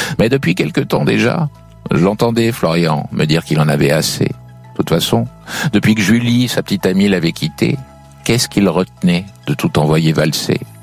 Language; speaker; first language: French; native; French